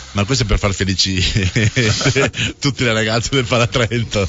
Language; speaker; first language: Italian; native; Italian